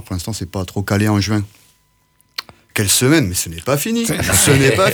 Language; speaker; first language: French; native; French